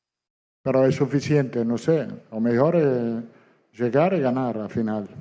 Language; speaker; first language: Portuguese; non-native, fluent; Italian